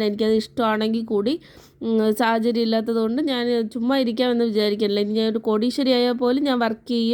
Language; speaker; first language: Malayalam; native; Malayalam